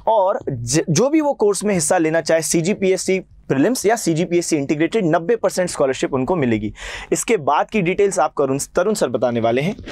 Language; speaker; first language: Hindi; native; Hindi